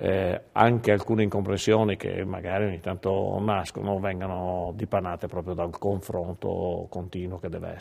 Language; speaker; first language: Italian; native; Italian